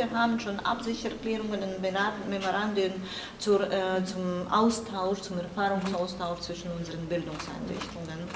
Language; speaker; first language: German; non-native, fluent; Ukrainian